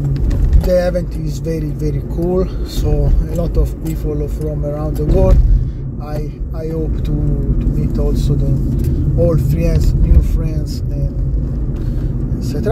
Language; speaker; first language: English; non-native, learner; Italian